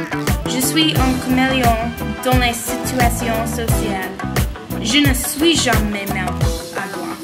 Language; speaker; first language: French; non-native, learner; English